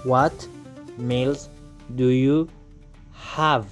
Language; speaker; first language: English; non-native, fluent; Persian